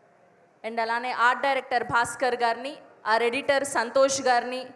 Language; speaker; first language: Telugu; native; Telugu